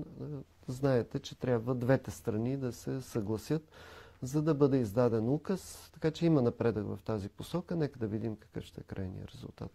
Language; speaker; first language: Bulgarian; native; Bulgarian